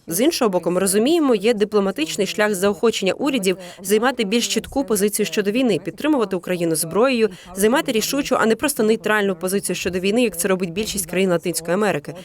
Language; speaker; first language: Ukrainian; native; Ukrainian